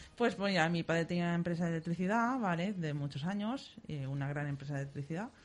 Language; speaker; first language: Spanish; native; Spanish